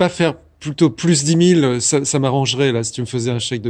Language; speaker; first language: French; native; French